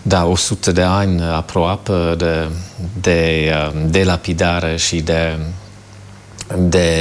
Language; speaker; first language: Romanian; non-native, fluent; German